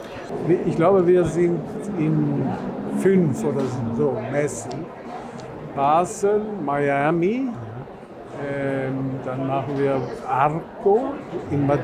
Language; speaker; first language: German; non-native, fluent; Swedish